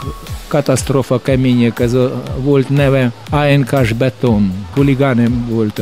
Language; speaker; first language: Hungarian; non-native, learner; Russian